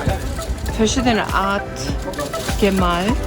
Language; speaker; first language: German; non-native, learner; Korean